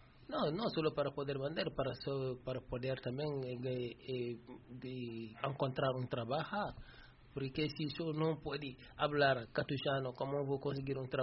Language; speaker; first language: Spanish; non-native, learner; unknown